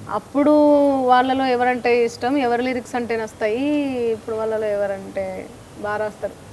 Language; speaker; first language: Telugu; non-native, local second language; Lambadi